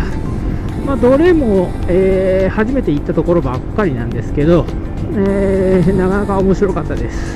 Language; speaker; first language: Japanese; native; Japanese